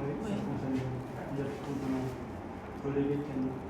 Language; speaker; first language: French; non-native, learner; Khmer